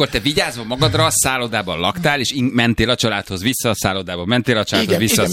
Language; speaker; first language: Hungarian; native; Hungarian